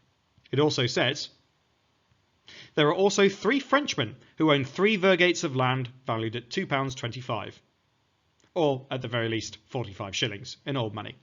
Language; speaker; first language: English; native; English